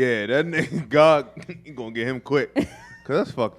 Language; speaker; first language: English; native; English